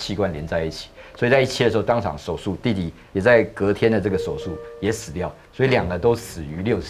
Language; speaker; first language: Chinese; native; Chinese